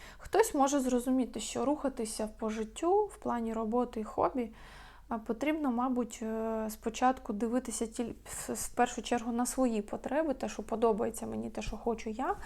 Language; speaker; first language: Ukrainian; non-native, local second language; Russian